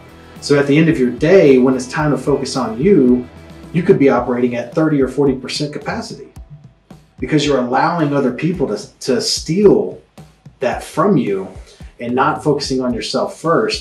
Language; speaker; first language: English; native; English